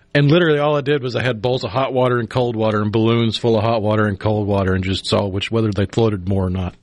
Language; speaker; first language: English; native; English